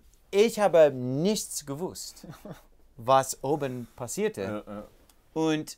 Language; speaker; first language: German; non-native, learner; English